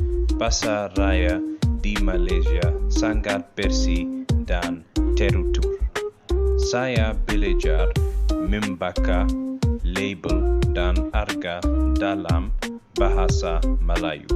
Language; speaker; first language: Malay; non-native, learner; Arabic